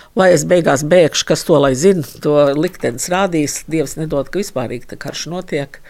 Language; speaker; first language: Latvian; early bilingual, heritage; Latvian